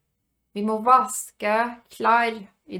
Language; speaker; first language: Norwegian; non-native, fluent; Polish